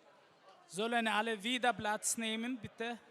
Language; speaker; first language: German; non-native, learner; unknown